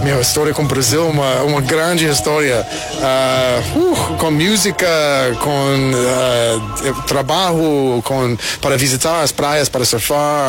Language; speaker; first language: Portuguese; non-native, learner; English